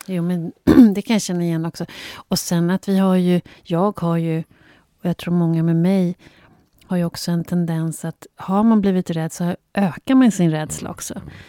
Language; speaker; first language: Swedish; native; Swedish